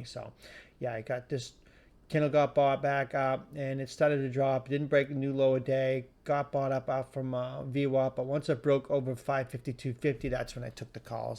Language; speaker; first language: English; native; English